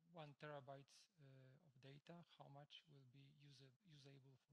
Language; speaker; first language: English; non-native, fluent; Polish